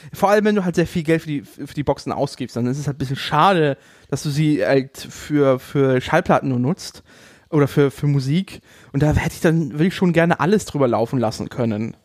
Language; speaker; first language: German; native; German